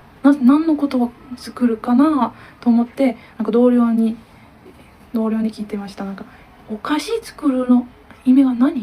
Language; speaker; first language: Japanese; non-native, learner; Turkish